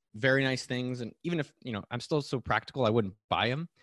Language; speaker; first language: English; native; English